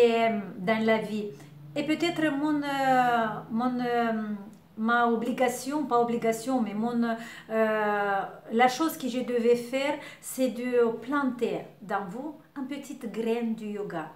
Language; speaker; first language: French; non-native, learner; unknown